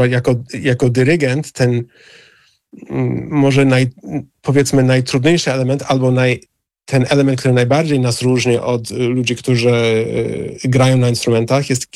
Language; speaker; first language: Polish; non-native, fluent; English